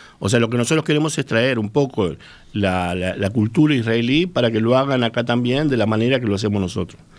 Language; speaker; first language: Spanish; native; Spanish